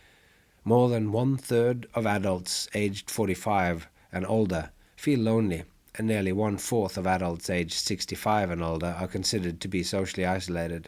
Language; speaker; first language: English; non-native, fluent; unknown